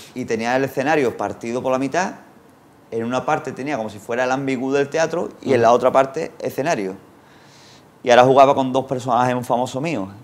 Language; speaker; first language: Spanish; native; Spanish